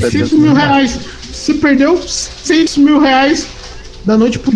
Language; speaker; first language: Portuguese; native; Portuguese